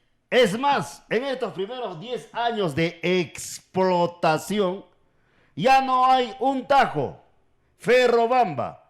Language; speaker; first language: Spanish; native; Spanish